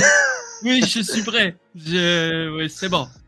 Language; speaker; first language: French; native; French